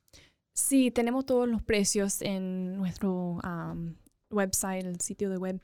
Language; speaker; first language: Spanish; early bilingual, other home language; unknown